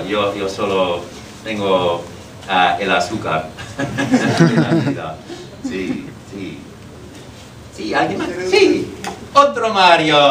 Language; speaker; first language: Spanish; non-native, fluent; English